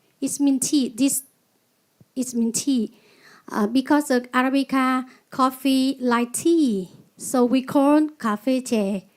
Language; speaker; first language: English; non-native, learner; Vietnamese